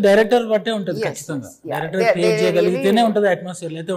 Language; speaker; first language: Telugu; native; Telugu